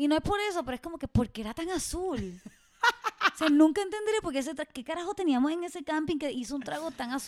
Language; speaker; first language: Spanish; native; Spanish